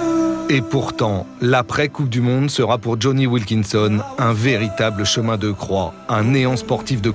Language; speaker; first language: French; native; French